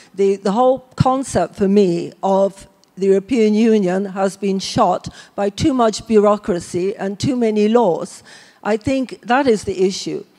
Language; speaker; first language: English; native; English